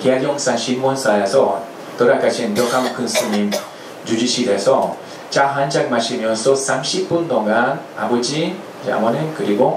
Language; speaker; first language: Korean; non-native, fluent; Hungarian